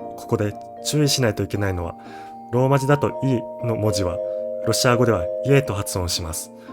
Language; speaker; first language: Japanese; native; Japanese